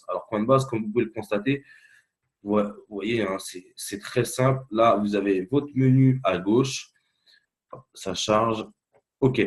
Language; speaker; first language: French; native; French